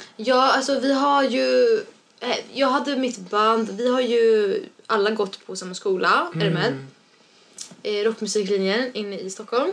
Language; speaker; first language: Swedish; native; Swedish